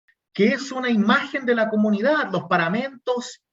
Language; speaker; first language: Spanish; native; Spanish